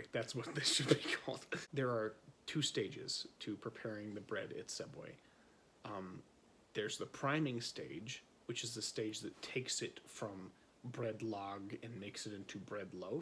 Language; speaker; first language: English; native; English